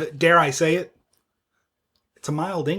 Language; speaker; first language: English; native; English